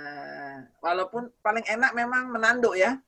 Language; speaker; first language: Indonesian; native; Indonesian